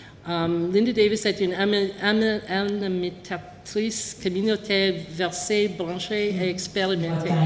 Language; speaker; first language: French; non-native, local second language; English